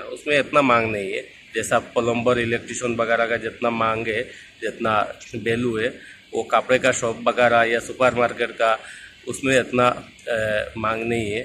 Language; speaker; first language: Hindi; non-native, local second language; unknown